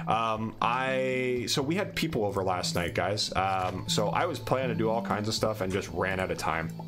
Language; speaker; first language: English; native; English